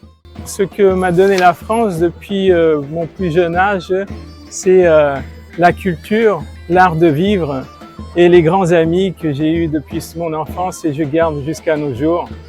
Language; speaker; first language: French; non-native, fluent; Bulgarian